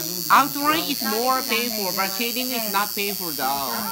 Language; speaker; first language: English; non-native, learner; Japanese